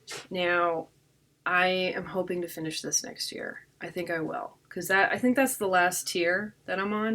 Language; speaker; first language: English; native; English